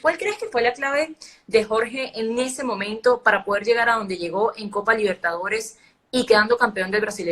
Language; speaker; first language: Spanish; native; Spanish